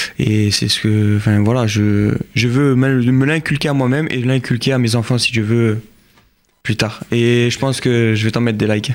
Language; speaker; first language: French; native; French